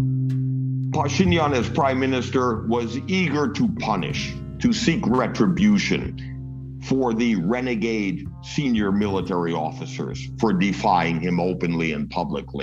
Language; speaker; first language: English; native; English